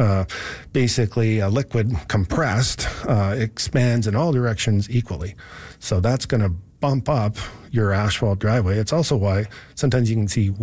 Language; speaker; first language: English; native; English